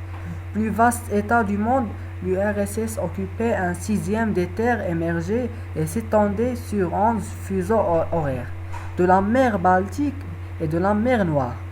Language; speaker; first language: French; non-native, learner; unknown